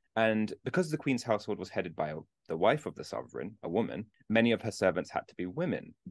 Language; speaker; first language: English; native; English